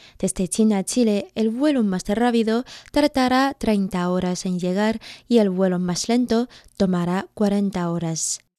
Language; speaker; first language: Spanish; non-native, fluent; Chinese